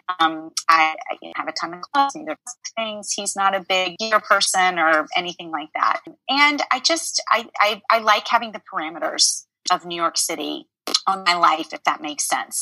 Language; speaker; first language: English; native; English